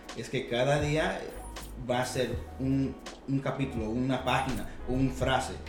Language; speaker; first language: Spanish; early bilingual, heritage; Spanish